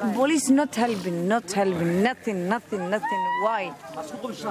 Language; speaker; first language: English; non-native, learner; Somali